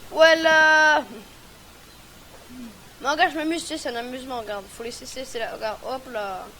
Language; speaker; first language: French; native; French